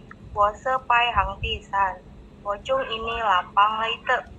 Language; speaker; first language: Chinese; non-native, learner; Indonesian